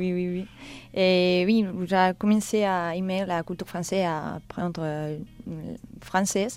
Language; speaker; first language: French; non-native, learner; Spanish